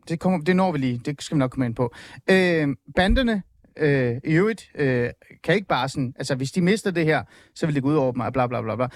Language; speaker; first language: Danish; native; Danish